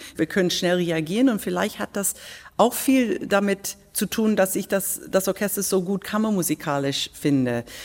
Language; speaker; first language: German; non-native, fluent; English